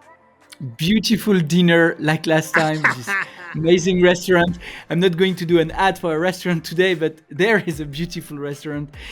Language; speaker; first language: English; non-native, fluent; French